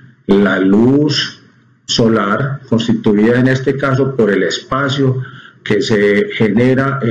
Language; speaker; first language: Spanish; native; Spanish